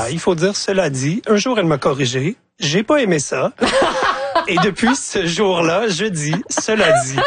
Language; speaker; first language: French; native; French